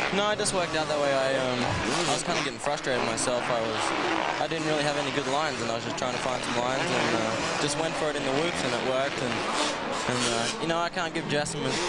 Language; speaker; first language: English; native; English